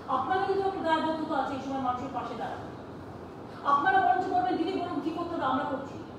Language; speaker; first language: Bangla; native; Bangla